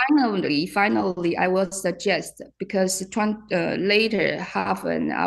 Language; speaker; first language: English; non-native, fluent; Chinese